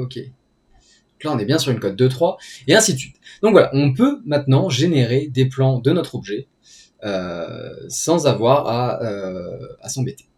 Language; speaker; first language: French; native; French